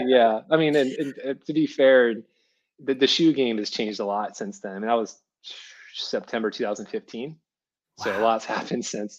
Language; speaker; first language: English; native; English